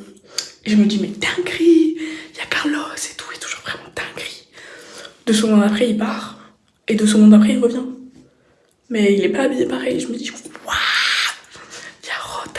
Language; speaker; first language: French; native; French